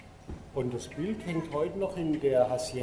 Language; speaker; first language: German; native; German